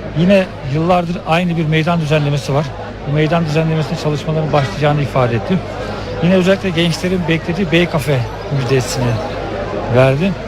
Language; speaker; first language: Turkish; native; Turkish